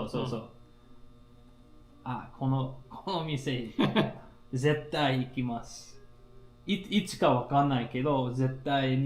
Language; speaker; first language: Japanese; non-native, learner; English